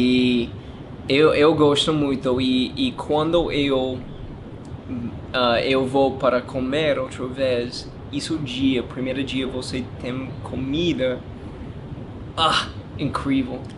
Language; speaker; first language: Portuguese; non-native, learner; English